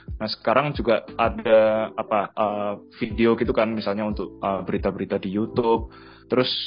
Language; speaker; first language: Indonesian; native; Indonesian